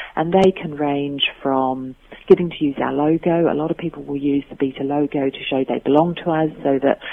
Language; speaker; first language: English; native; English